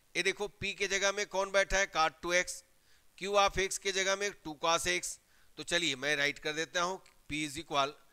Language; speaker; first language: Hindi; native; Hindi